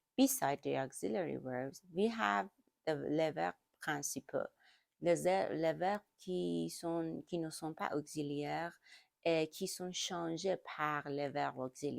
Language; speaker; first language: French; non-native, learner; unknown